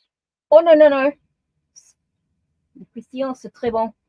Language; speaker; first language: French; non-native, learner; English